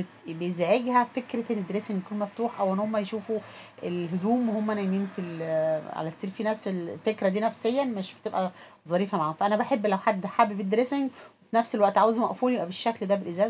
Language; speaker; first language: Arabic; native; Arabic